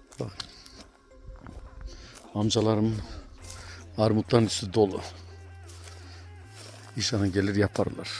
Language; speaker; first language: Turkish; native; Turkish